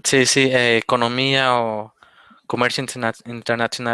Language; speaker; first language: Italian; non-native, learner; Spanish